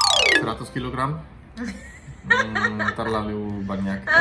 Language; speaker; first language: Indonesian; non-native, learner; German